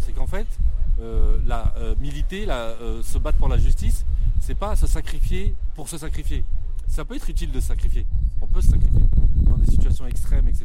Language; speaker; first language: French; native; French